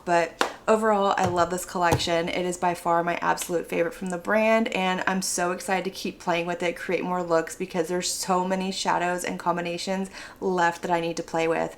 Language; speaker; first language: English; native; English